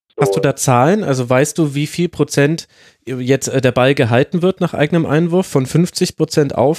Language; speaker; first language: German; native; German